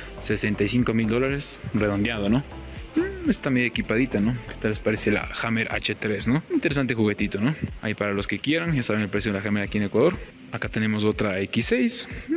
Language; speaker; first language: Spanish; native; Spanish